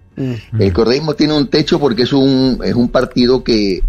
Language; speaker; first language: Spanish; native; Spanish